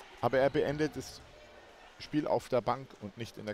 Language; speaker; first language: German; native; German